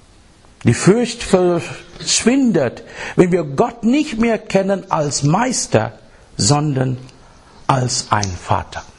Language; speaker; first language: German; non-native, fluent; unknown